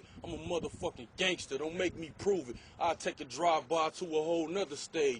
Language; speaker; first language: English; native; English